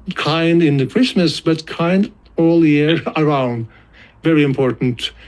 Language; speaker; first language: English; non-native, fluent; Norwegian